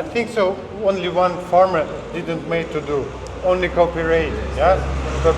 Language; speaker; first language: English; non-native, learner; Russian